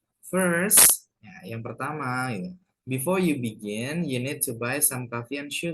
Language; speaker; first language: English; non-native, fluent; Indonesian